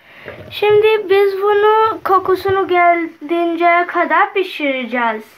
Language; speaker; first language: Turkish; non-native, learner; Urdu